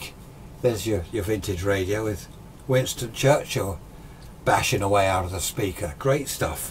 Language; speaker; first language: English; native; English